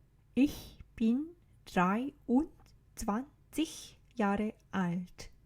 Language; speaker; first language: German; non-native, learner; Korean